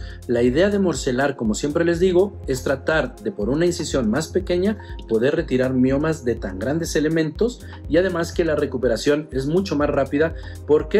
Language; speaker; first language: Spanish; native; Spanish